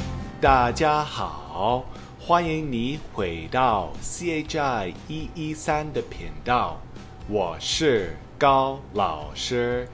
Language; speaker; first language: Chinese; non-native, fluent; English